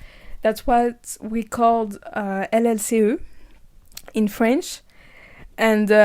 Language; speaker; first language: English; non-native, learner; French